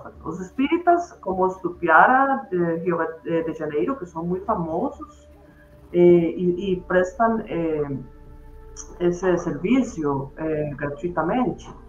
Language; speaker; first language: Portuguese; non-native, fluent; Spanish